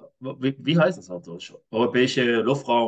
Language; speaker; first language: German; non-native, fluent; Spanish